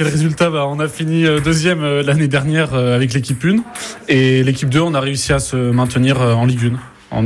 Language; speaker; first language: French; native; French